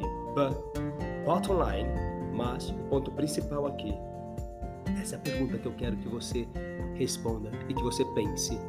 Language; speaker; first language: Portuguese; non-native, fluent; English